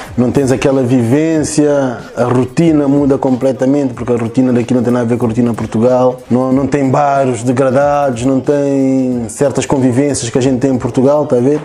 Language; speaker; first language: Portuguese; early bilingual, other home language; Kabuverdianu